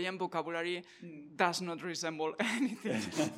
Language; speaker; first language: English; non-native, fluent; Catalan